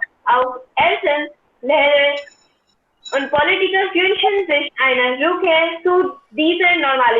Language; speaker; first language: German; non-native, learner; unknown